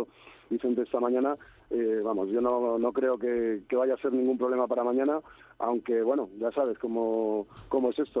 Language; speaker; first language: Spanish; native; Spanish